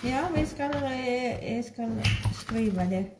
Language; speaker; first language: Norwegian; non-native, learner; Filipino